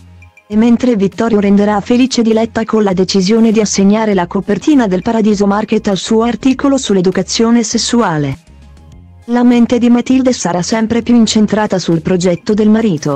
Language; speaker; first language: Italian; native; Italian